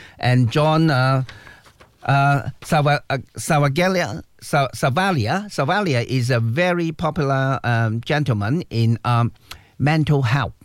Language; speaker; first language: English; non-native, local second language; Cantonese